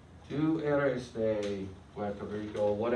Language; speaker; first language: Spanish; non-native, fluent; English